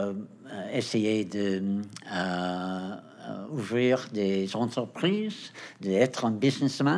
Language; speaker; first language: French; non-native, fluent; Portuguese